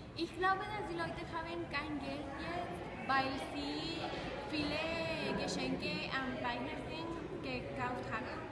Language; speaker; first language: German; non-native, learner; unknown